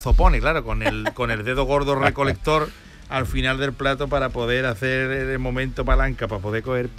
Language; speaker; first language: Spanish; native; Spanish